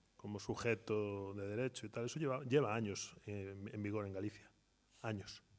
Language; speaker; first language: Spanish; non-native, local second language; Galician